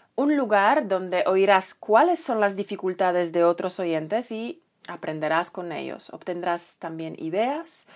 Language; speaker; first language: Spanish; non-native, fluent; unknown